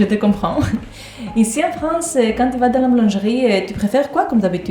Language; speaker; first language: French; non-native, fluent; Greek